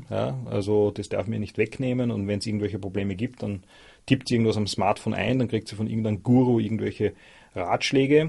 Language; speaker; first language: German; native; German